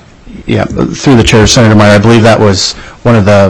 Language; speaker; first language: English; native; English